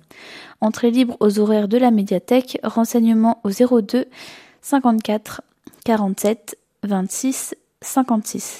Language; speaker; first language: French; native; French